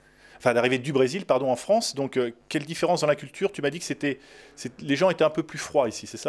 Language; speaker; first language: French; native; French